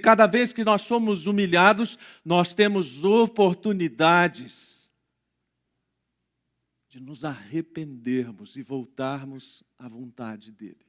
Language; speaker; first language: Portuguese; native; Portuguese